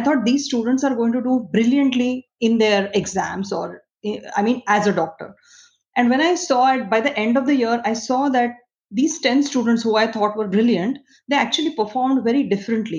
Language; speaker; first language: English; non-native, local second language; Marathi